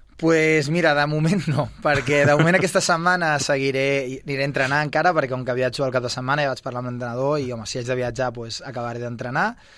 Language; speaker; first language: Catalan; early bilingual, other home language; Bosnian